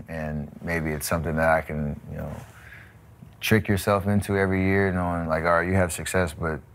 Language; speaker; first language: English; native; English